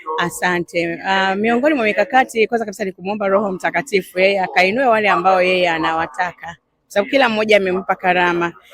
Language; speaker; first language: Swahili; native; Swahili